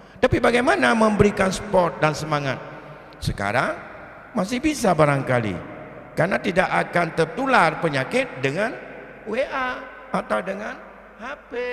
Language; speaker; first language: Malay; non-native, local second language; Achinese